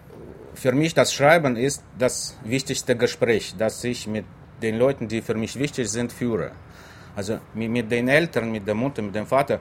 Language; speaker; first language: German; non-native, fluent; Russian